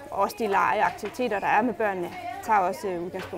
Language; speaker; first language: Danish; native; Danish